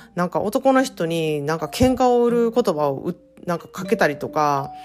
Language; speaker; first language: Japanese; native; Japanese